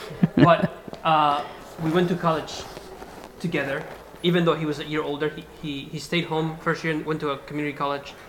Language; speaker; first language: English; non-native, fluent; Spanish